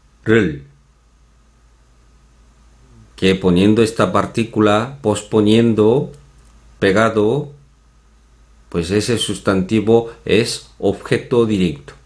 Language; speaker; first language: Spanish; non-native, fluent; Korean